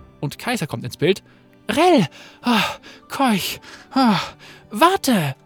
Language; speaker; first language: German; native; German